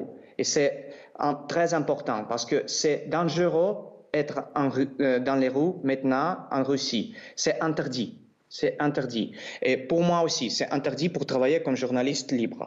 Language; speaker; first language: French; non-native, learner; Russian